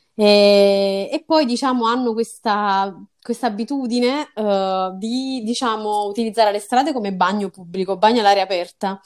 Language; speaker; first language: Italian; native; Italian